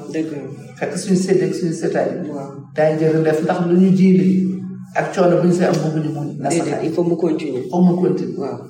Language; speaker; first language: Wolof; native; Wolof